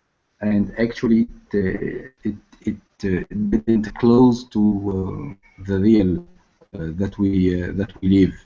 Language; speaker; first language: English; non-native, learner; Arabic